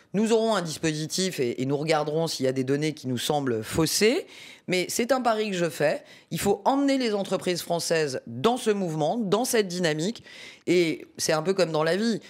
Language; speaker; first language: French; native; French